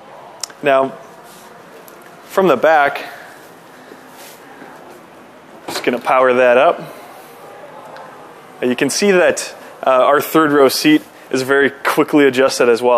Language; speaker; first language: English; native; English